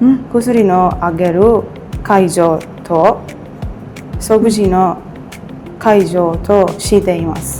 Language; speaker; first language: Japanese; non-native, learner; Sinhala